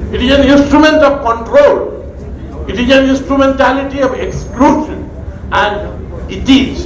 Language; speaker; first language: English; non-native, local second language; Bangla